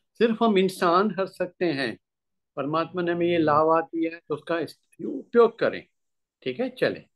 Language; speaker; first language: Hindi; native; Hindi